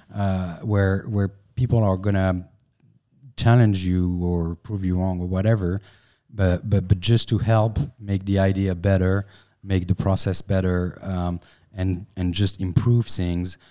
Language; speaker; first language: English; non-native, fluent; French